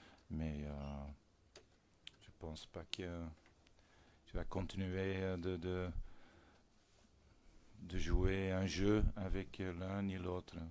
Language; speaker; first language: French; non-native, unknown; Dutch